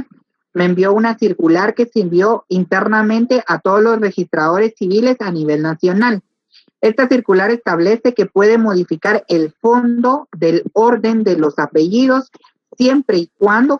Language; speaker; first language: Spanish; native; Spanish